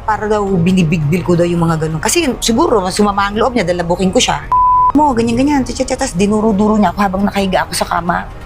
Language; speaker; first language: Filipino; native; Filipino